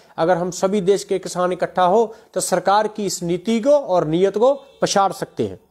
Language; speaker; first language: Hindi; non-native, local second language; Punjabi